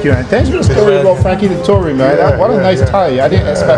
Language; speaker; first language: English; native; English